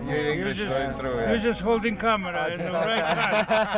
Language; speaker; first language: English; non-native, learner; Polish